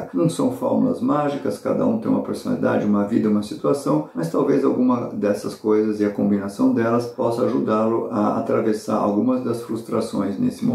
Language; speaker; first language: Portuguese; native; Portuguese